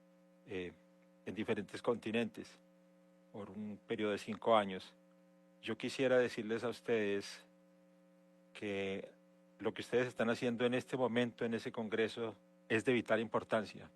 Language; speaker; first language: Spanish; native; Spanish